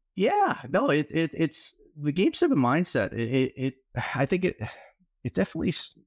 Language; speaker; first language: English; native; English